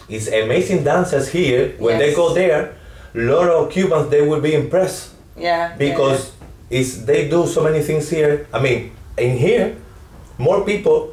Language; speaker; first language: English; non-native, learner; Spanish